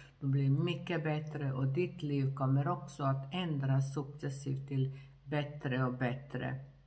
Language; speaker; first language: Swedish; non-native, fluent; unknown